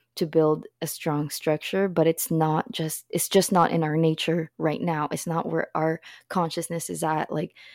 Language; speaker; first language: English; early bilingual, other home language; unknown